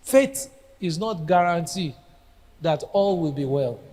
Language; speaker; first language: English; non-native, local second language; Yoruba